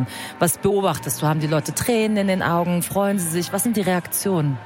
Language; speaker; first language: German; early bilingual, other home language; Persian